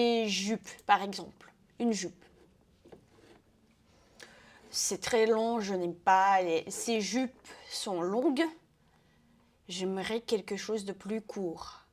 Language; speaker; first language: French; non-native, fluent; Russian